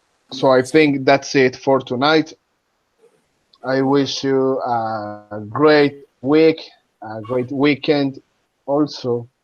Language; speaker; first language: English; non-native, fluent; Spanish